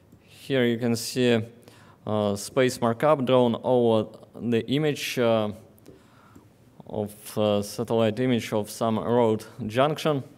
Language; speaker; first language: English; non-native, fluent; Russian